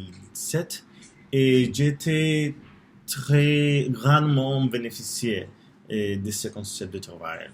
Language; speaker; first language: French; non-native, learner; Spanish